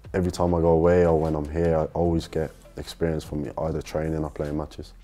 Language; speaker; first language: English; native; English